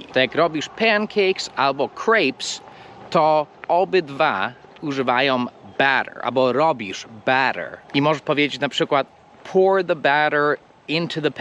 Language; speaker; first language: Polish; non-native, fluent; English